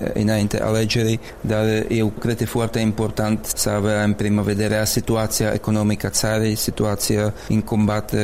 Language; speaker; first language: Romanian; non-native, learner; Czech